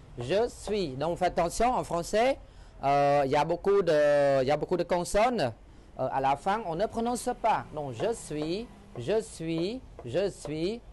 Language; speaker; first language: French; non-native, fluent; Khmer